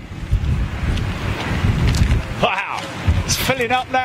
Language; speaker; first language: English; native; English